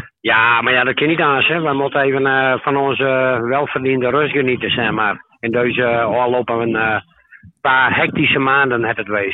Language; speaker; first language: Dutch; native; Dutch